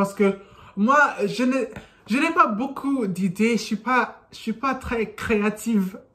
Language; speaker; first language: French; non-native, learner; English